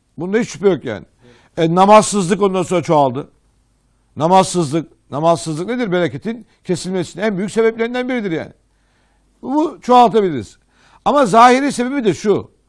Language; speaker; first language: Turkish; native; Turkish